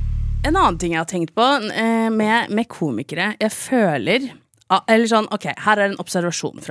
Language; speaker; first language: Norwegian; native; Norwegian